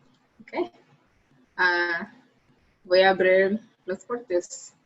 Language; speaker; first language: Spanish; non-native, learner; English